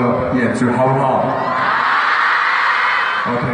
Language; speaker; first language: Chinese; non-native, learner; Korean